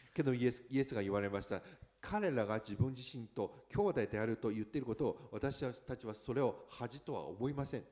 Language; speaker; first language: Japanese; non-native, fluent; Chinese